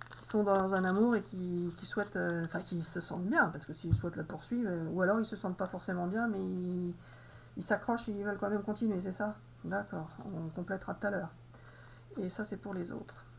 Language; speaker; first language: French; native; French